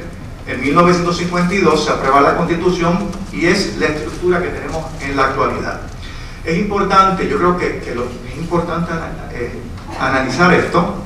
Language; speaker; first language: Spanish; native; Spanish